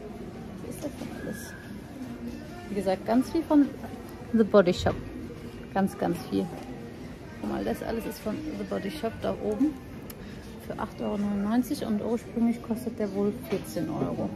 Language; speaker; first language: German; early bilingual, other home language; Turkish